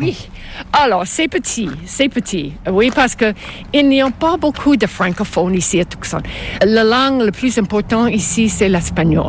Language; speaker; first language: French; non-native, local second language; English